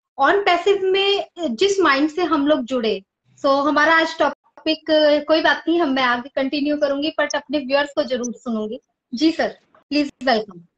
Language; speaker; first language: Hindi; native; Hindi